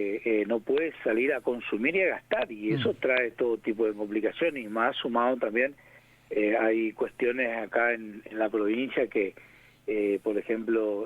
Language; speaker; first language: Spanish; native; Spanish